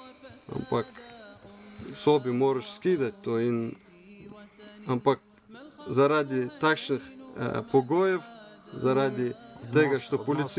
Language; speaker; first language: Slovenian; non-native, learner; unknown